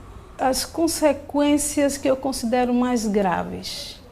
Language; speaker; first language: Portuguese; native; Portuguese